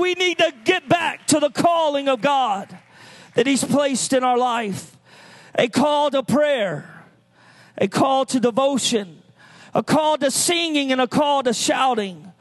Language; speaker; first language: English; native; English